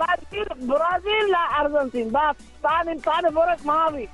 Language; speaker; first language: Arabic; non-native, learner; Bangla